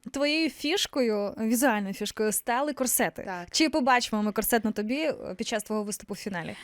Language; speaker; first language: Ukrainian; native; Ukrainian